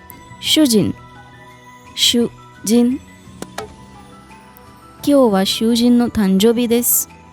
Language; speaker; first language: Japanese; non-native, fluent; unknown